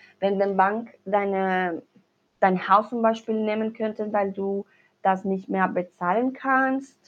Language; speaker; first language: German; non-native, learner; Spanish